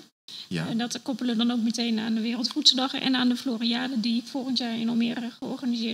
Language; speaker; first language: Dutch; native; Dutch